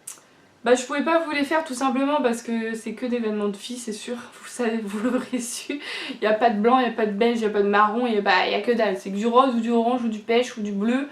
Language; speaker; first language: French; native; French